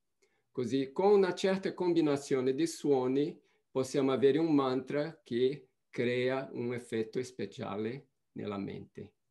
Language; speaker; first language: Italian; non-native, fluent; Portuguese